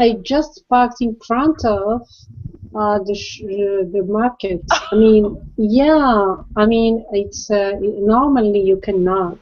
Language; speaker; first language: English; non-native, learner; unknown